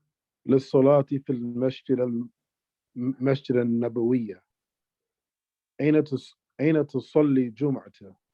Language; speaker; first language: Arabic; non-native, learner; English